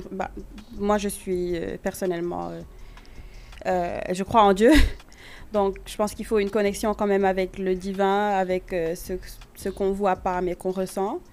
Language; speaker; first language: French; non-native, local second language; Wolof